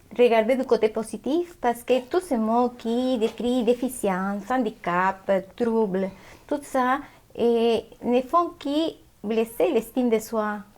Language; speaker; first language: French; non-native, fluent; Spanish